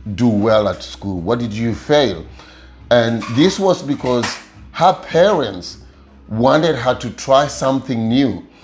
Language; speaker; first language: English; non-native, local second language; Luyia